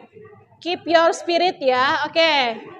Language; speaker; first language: English; non-native, learner; Indonesian